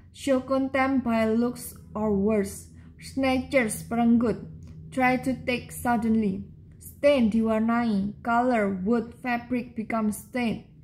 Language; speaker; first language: English; non-native, learner; Indonesian